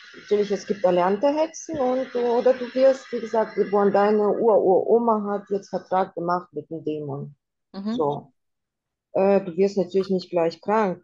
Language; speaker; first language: German; non-native, fluent; Russian